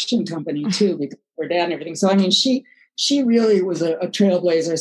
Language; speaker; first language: English; native; English